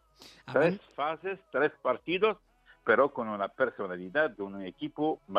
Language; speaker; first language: Spanish; non-native, fluent; Arabic